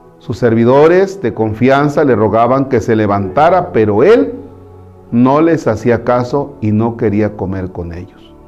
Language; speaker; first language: Spanish; native; Spanish